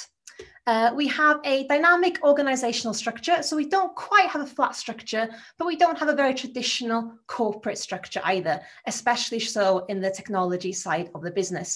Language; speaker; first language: English; native; English